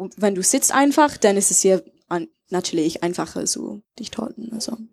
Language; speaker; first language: German; non-native, fluent; English